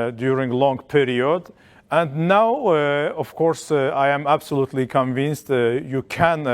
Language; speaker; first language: English; non-native, fluent; Azerbaijani